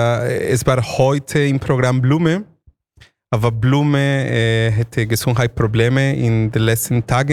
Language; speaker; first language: German; non-native, fluent; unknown